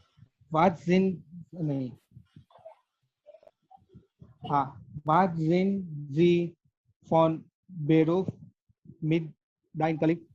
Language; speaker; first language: German; non-native, learner; Gujarati